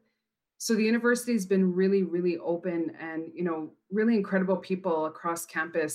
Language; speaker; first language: English; native; English